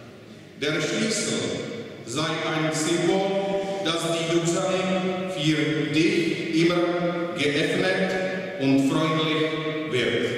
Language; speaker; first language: German; non-native, fluent; Czech